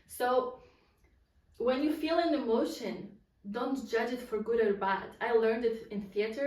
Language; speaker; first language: English; non-native, fluent; Polish